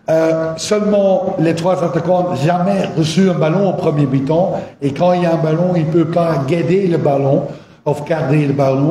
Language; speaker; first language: French; non-native, fluent; Dutch